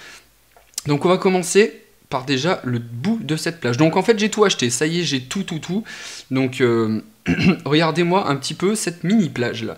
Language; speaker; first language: French; native; French